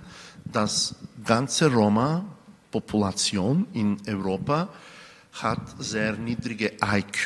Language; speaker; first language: German; non-native, fluent; Bulgarian